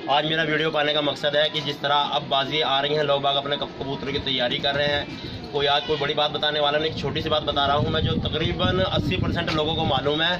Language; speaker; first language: Hindi; non-native, local second language; Punjabi